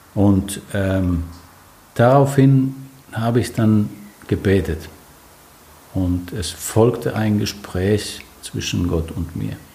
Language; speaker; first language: German; non-native, fluent; Finnish